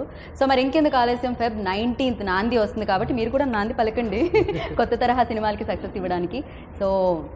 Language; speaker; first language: Telugu; native; Telugu